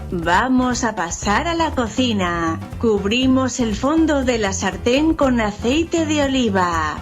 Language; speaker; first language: Spanish; non-native, learner; Italian